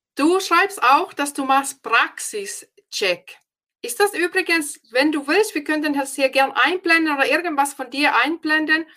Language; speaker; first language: German; non-native, fluent; Finnish